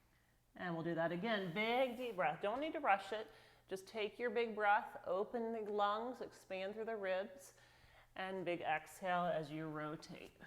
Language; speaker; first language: English; native; English